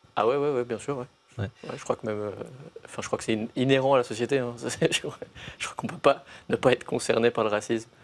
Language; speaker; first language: French; native; French